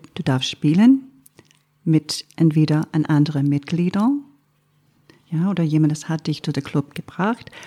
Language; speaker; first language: German; non-native, fluent; English